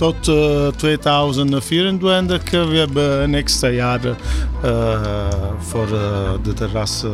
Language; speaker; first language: Dutch; non-native, learner; Italian